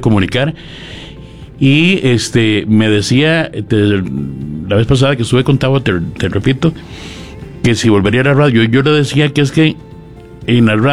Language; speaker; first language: Spanish; native; Spanish